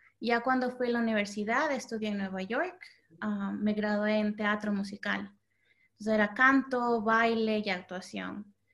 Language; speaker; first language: Spanish; early bilingual, heritage; Spanish